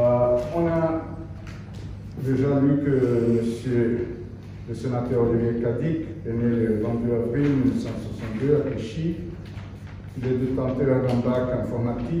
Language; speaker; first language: French; non-native, fluent; Portuguese